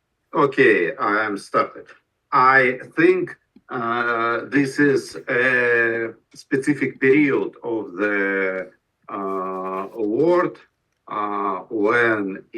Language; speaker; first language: English; non-native, learner; Russian